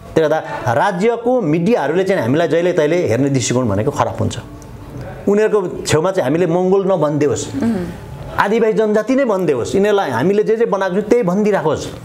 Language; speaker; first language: Nepali; non-native, local second language; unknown